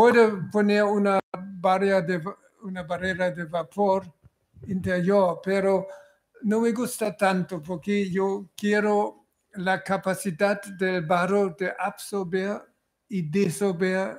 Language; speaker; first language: Spanish; non-native, fluent; German